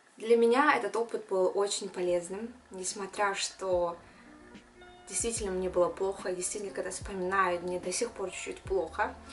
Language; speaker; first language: Russian; non-native, local second language; Kyrgyz